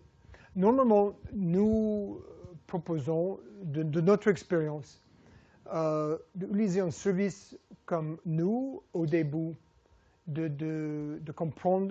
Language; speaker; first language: French; non-native, fluent; English